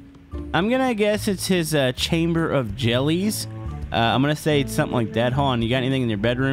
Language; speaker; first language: English; native; English